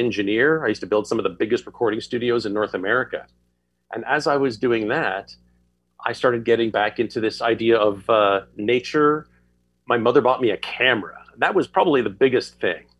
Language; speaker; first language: English; native; English